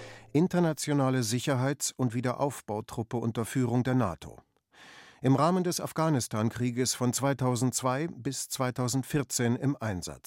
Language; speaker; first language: German; native; German